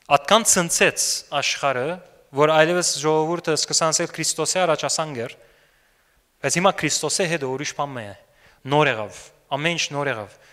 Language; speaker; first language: Armenian; early bilingual, heritage; Armenian